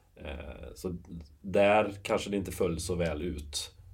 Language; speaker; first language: Swedish; native; Swedish